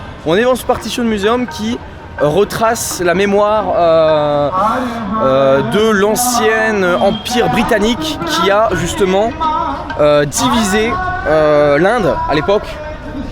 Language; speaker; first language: French; native; French